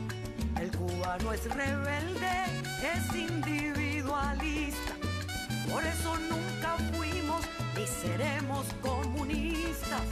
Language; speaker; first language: Spanish; native; Spanish